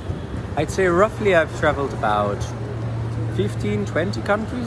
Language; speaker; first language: English; non-native, fluent; German